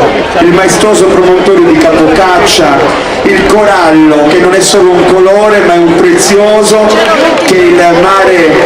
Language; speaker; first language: Italian; native; Italian